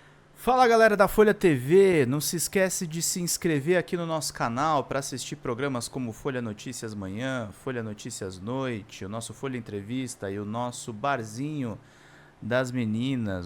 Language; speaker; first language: Portuguese; native; Portuguese